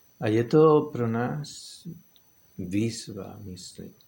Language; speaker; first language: Czech; non-native, fluent; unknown